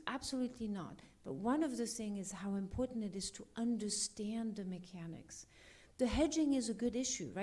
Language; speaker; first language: English; non-native, fluent; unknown